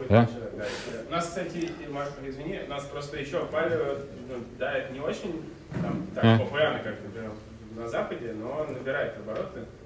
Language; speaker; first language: Russian; native; Russian